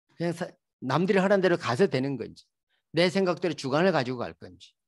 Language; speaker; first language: Korean; native; Korean